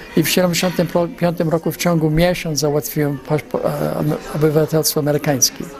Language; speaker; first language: Polish; early bilingual, heritage; Polish